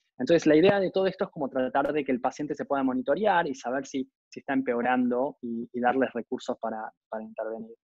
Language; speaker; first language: Spanish; native; Spanish